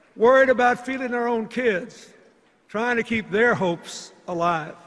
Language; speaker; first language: English; native; English